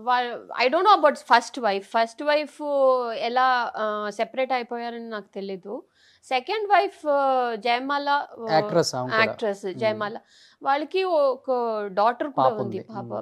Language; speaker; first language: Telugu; non-native, local second language; Tamil